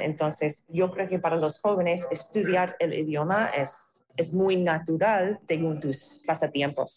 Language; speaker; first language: Spanish; non-native, fluent; English